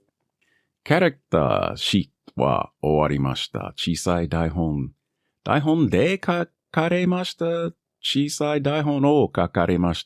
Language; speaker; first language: Japanese; non-native, learner; English